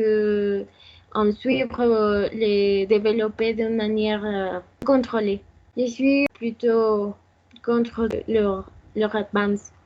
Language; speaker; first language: French; non-native, learner; Spanish